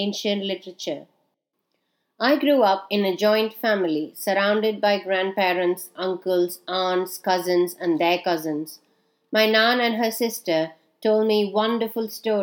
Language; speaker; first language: English; non-native, local second language; Tamil